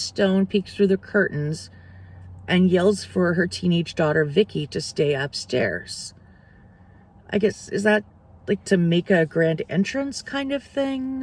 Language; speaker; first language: English; native; English